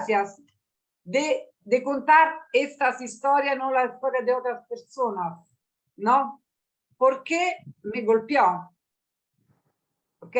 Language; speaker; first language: Spanish; non-native, learner; Italian